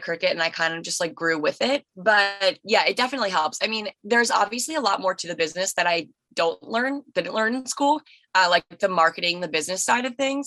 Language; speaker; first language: English; native; English